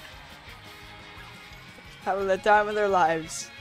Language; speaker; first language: English; native; English